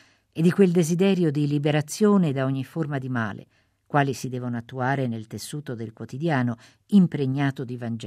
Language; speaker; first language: Italian; native; Italian